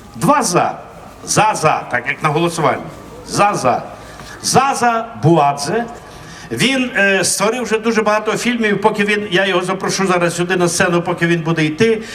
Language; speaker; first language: Ukrainian; native; Ukrainian